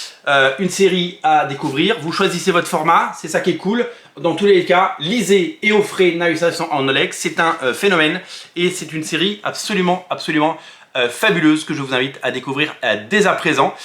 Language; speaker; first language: French; native; French